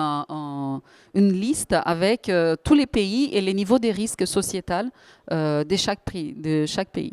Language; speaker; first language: French; native; French